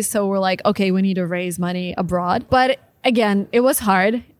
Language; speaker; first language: English; non-native, fluent; Russian